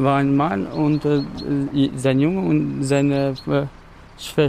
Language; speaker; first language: German; non-native, learner; Albanian